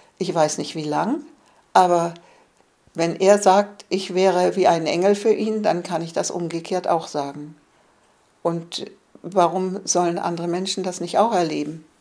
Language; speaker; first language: German; native; German